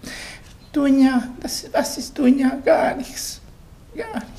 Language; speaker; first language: German; non-native, learner; Bosnian